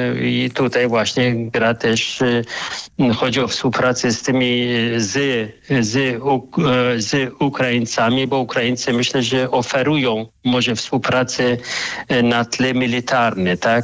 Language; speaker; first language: Polish; non-native, fluent; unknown